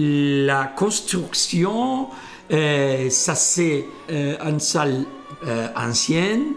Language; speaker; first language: French; non-native, learner; Spanish